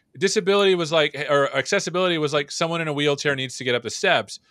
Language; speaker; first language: English; native; English